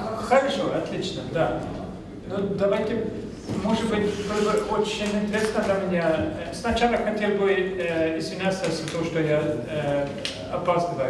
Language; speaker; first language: Russian; non-native, fluent; Swedish